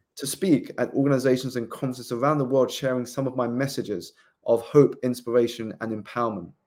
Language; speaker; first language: English; native; English